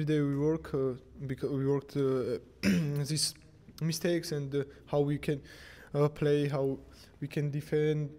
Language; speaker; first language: English; non-native, learner; Georgian